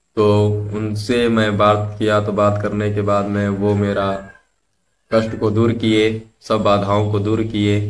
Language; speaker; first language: Hindi; native; Hindi